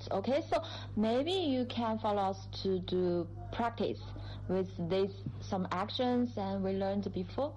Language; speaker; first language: English; non-native, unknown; Chinese